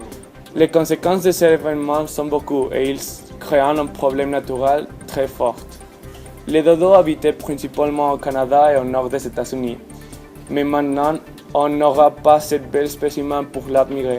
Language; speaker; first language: French; non-native, learner; Spanish